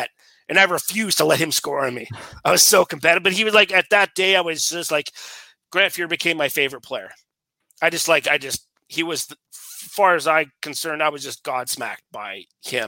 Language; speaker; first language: English; native; English